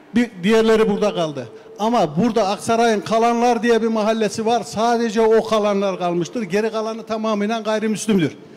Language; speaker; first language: Turkish; native; Turkish